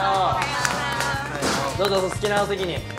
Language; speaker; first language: Japanese; native; Japanese